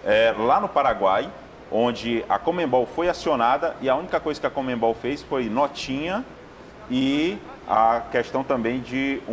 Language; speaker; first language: Portuguese; native; Portuguese